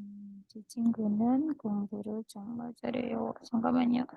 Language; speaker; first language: Korean; non-native, learner; Indonesian